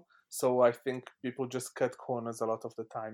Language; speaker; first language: English; non-native, fluent; Portuguese